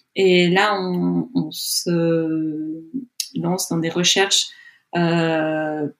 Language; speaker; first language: French; native; French